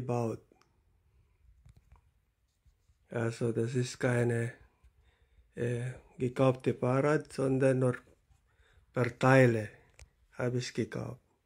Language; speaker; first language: German; non-native, learner; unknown